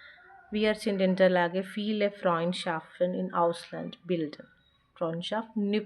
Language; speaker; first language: German; non-native, fluent; Malayalam